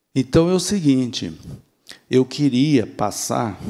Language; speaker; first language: Portuguese; native; Portuguese